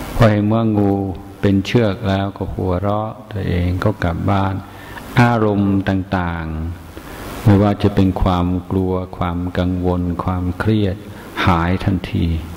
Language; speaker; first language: Thai; non-native, fluent; English